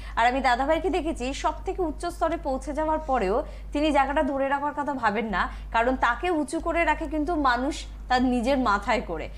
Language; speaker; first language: Bangla; native; Bangla